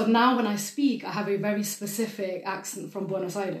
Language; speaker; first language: English; non-native, fluent; German